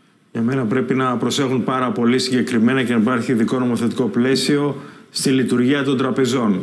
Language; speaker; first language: Greek; native; Greek